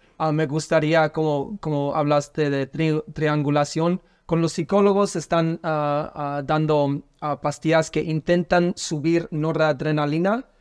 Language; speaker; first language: Spanish; non-native, learner; English